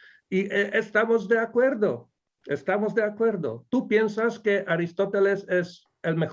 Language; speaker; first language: Spanish; non-native, fluent; Polish